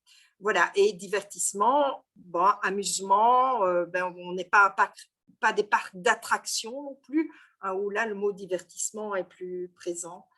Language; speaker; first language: French; native; French